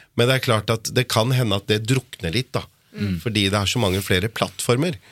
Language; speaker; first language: Norwegian; early bilingual, other home language; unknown